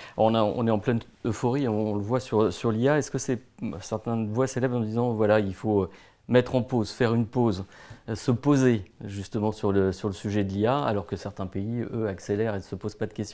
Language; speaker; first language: French; native; French